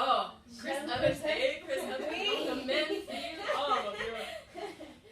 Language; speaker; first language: French; non-native, fluent; English